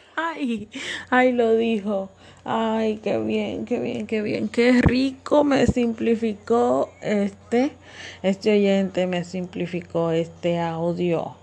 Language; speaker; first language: Spanish; native; Spanish